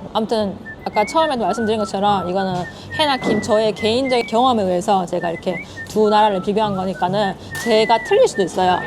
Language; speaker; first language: Korean; native; Korean